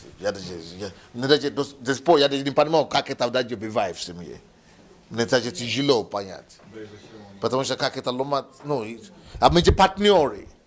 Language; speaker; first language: Russian; non-native, learner; Yoruba